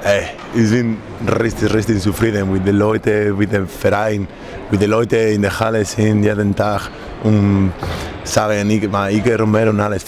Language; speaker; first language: German; non-native, learner; Spanish